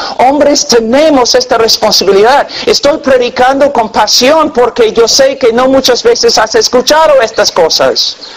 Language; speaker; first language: Spanish; non-native, fluent; English